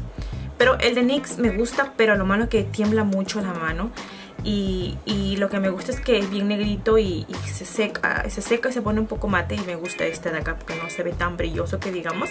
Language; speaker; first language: Spanish; native; Spanish